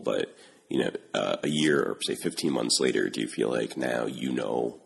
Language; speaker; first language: English; native; English